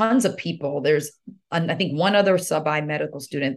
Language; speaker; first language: English; early bilingual, other home language; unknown